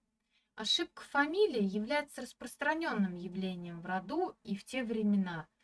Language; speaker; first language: Russian; native; Russian